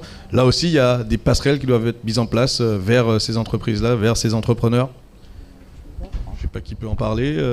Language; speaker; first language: French; native; French